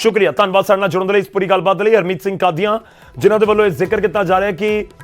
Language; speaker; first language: Punjabi; non-native, local second language; Hindi